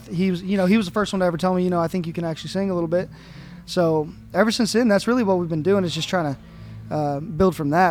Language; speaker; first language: English; native; English